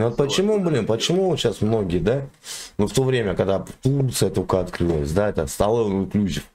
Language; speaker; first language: Russian; native; Russian